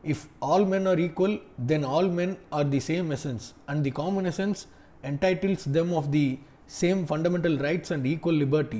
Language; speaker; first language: English; non-native, local second language; Tamil